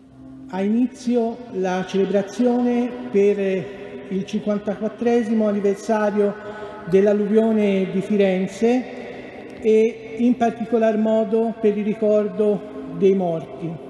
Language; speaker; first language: Italian; native; Italian